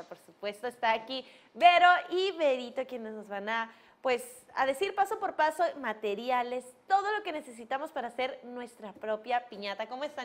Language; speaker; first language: Spanish; native; Spanish